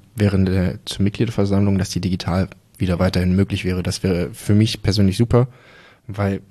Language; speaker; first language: German; native; German